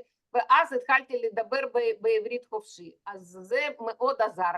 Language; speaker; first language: Hebrew; non-native, fluent; Russian